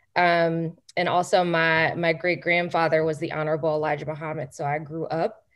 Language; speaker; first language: English; native; English